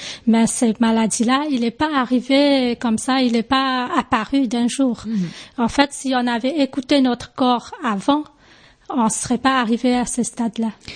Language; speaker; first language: French; non-native, local second language; Morisyen